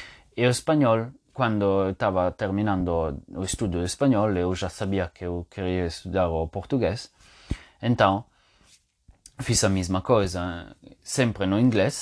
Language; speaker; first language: Portuguese; non-native, fluent; Italian